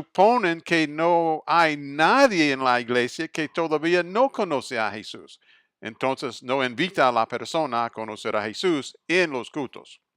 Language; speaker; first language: Spanish; non-native, fluent; English